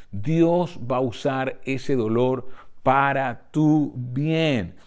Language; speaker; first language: Spanish; native; Spanish